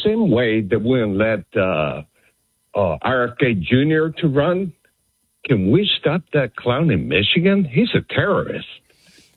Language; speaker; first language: English; non-native, fluent; Spanish